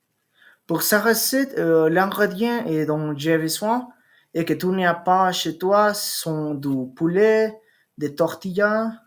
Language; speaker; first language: French; non-native, learner; Spanish